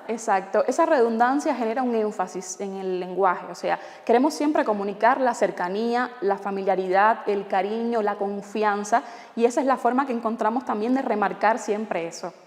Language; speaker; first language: Spanish; native; Spanish